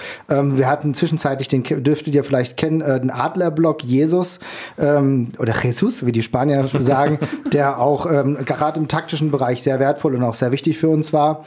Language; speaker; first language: German; native; German